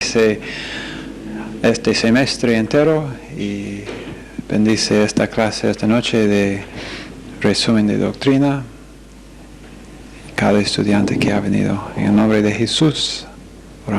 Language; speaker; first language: Spanish; non-native, fluent; English